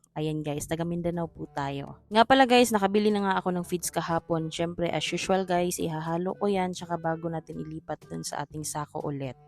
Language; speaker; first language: Filipino; non-native, local second language; Cebuano